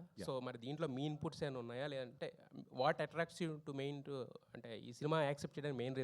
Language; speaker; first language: Telugu; native; Telugu